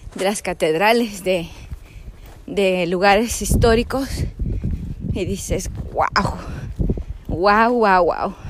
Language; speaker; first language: Spanish; early bilingual, heritage; Spanish